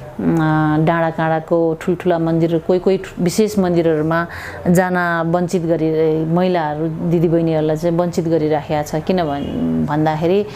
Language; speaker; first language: Nepali; non-native, local second language; Tibetan